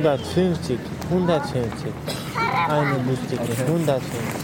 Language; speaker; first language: German; non-native, learner; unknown